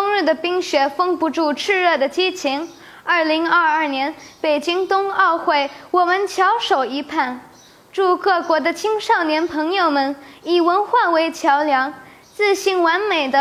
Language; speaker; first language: Chinese; early bilingual, other home language; Urdu